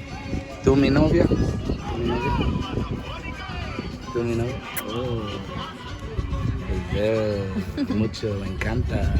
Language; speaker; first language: Spanish; non-native, learner; English